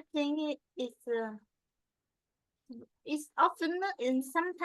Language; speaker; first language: English; non-native, learner; Vietnamese